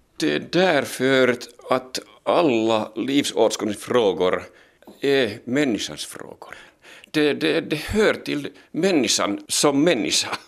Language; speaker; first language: Swedish; non-native, local second language; Finnish